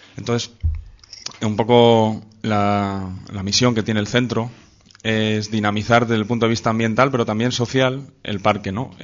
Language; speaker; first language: Spanish; native; Spanish